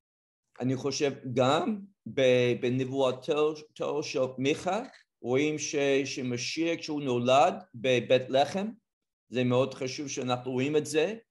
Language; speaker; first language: Hebrew; non-native, fluent; English